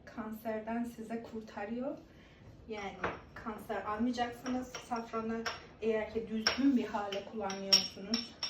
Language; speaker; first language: Turkish; non-native, fluent; Persian